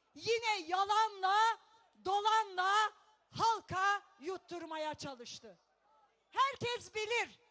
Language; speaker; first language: Turkish; native; Turkish